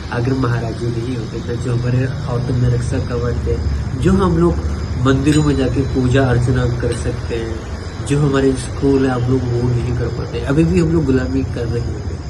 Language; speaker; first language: Hindi; native; Hindi